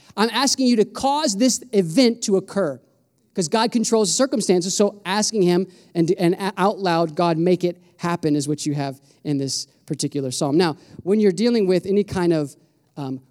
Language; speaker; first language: English; native; English